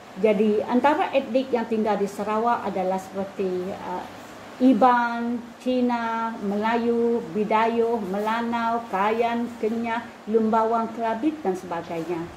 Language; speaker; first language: Malay; non-native, local second language; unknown